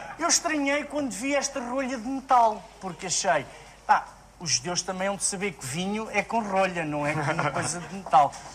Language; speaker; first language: Portuguese; native; Portuguese